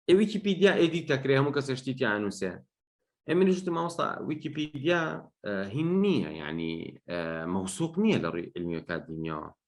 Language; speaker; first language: Central Kurdish; non-native, local second language; Gurani